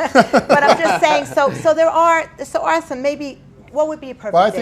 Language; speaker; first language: English; native; English